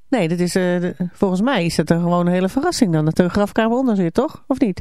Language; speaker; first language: Dutch; native; Dutch